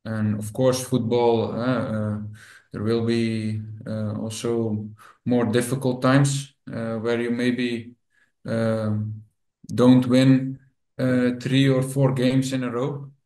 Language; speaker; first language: English; non-native, fluent; Dutch